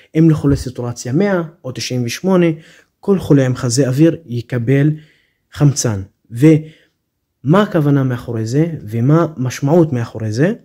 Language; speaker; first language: Hebrew; non-native, local second language; Arabic